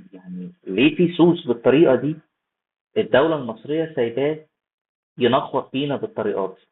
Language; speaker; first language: Arabic; native; Arabic